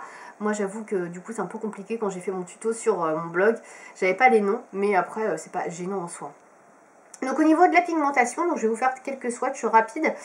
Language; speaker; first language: French; native; French